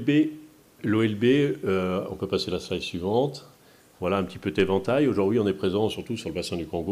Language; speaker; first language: French; native; French